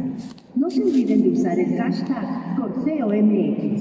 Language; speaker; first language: Spanish; native; Spanish